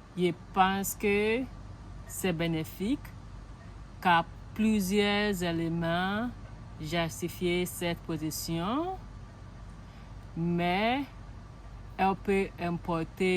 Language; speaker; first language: French; non-native, learner; Akan